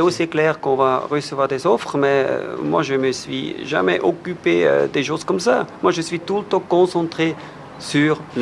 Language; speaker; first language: French; non-native, fluent; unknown